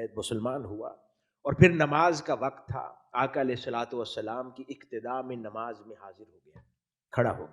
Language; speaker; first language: Urdu; native; Urdu